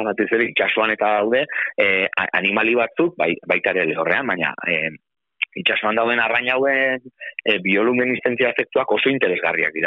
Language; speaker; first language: Basque; native; Basque